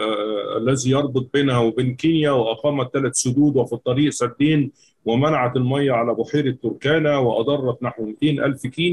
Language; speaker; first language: Arabic; native; Arabic